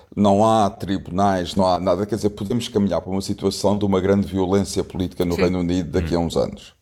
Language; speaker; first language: Portuguese; native; Portuguese